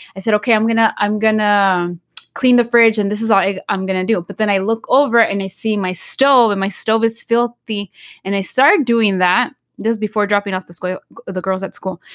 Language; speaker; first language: English; early bilingual, other home language; Spanish